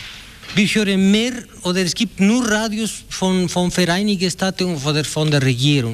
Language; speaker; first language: German; non-native, learner; Spanish